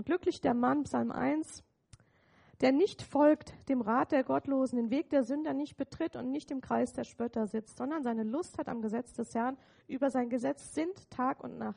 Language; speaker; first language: German; native; German